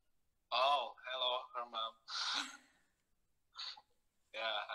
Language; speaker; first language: English; non-native, fluent; Indonesian